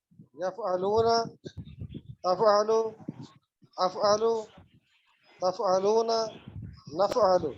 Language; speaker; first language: Arabic; non-native, learner; Urdu